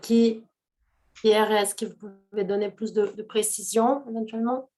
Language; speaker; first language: French; non-native, fluent; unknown